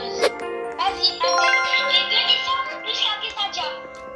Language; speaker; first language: French; non-native, learner; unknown